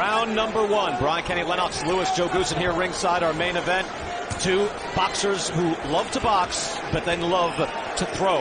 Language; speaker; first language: English; native; English